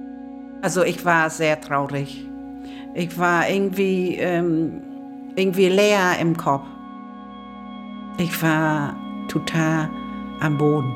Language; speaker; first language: German; non-native, learner; Vietnamese